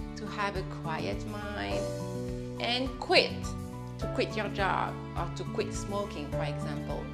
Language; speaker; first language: English; non-native, fluent; French